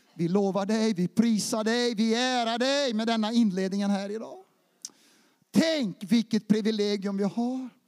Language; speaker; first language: Swedish; non-native, fluent; Portuguese